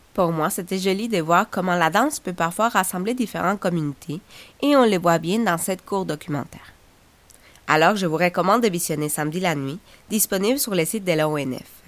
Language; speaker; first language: French; non-native, fluent; Spanish